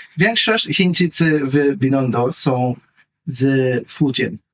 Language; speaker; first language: Polish; non-native, learner; Filipino